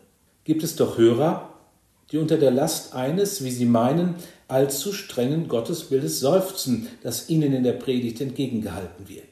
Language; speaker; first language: German; native; German